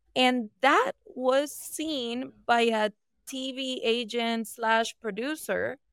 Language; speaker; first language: English; non-native, fluent; Spanish